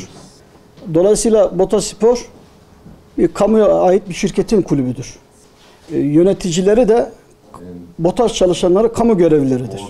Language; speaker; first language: Turkish; native; Turkish